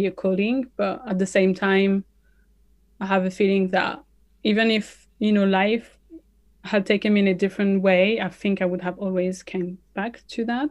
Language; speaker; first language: English; non-native, fluent; French